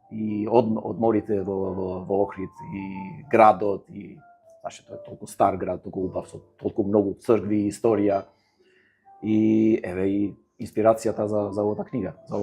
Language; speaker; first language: Macedonian; non-native, fluent; Albanian